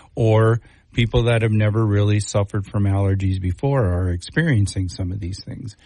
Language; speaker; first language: English; native; English